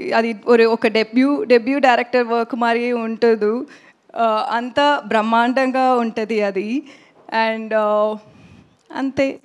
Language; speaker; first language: Telugu; non-native, learner; Tamil